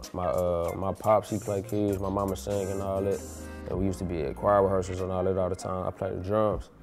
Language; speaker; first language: English; native; English